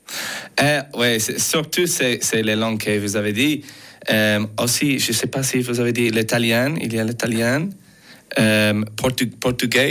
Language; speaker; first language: French; non-native, learner; English